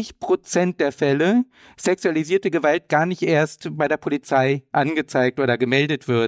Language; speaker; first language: German; native; German